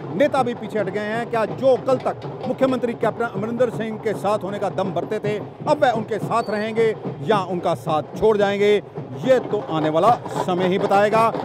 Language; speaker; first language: Hindi; non-native, local second language; Punjabi